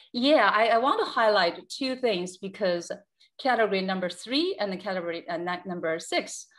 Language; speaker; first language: English; non-native, fluent; Chinese